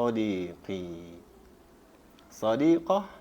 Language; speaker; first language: Arabic; non-native, fluent; Indonesian